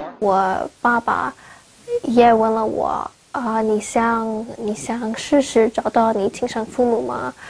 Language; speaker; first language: Chinese; non-native, learner; English